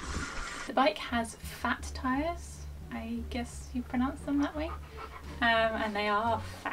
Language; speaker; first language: English; native; English